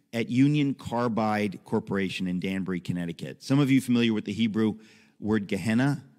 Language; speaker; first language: English; native; English